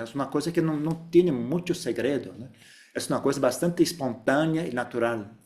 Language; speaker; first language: Spanish; non-native, fluent; Portuguese